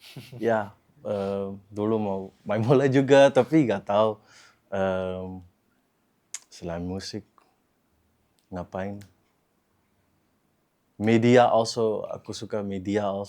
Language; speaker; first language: Indonesian; early bilingual, heritage; Dutch